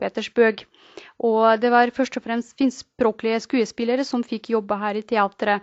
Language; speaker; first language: Norwegian; non-native, fluent; Russian